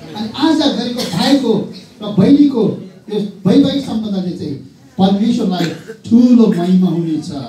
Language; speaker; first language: Nepali; non-native, local second language; Sherpa